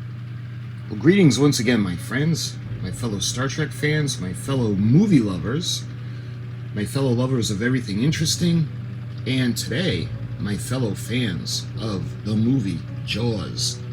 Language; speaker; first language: English; native; English